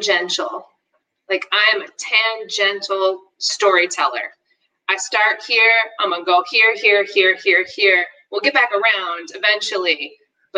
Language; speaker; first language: English; native; English